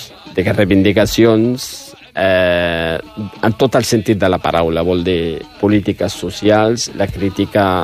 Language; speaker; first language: Catalan; early bilingual, other home language; Riffian